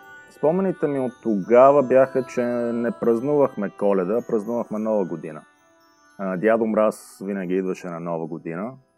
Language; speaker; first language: Bulgarian; early bilingual, heritage; Bulgarian